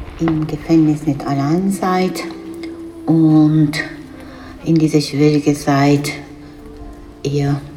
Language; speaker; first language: German; non-native, learner; Kurdish